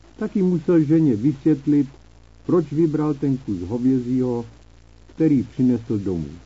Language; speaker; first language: Czech; native; Czech